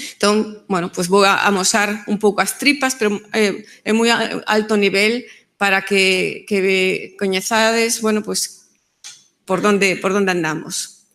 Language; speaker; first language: Galician; non-native, local second language; Spanish